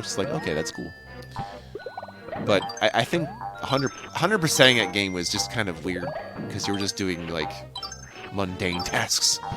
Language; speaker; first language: English; native; English